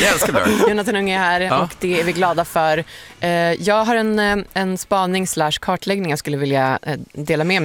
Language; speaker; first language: Swedish; native; Swedish